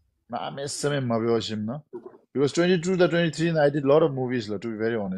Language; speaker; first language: English; non-native, local second language; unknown